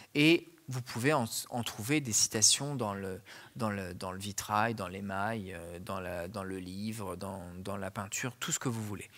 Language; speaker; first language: French; native; French